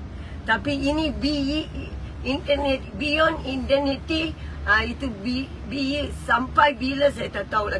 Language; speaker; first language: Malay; non-native, local second language; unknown